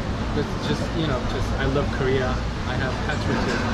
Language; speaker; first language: English; non-native, fluent; Korean